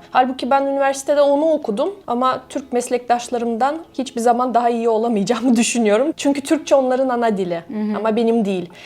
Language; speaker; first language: Turkish; non-native, fluent; Russian